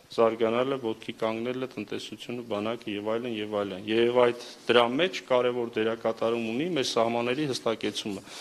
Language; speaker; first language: Armenian; native; Armenian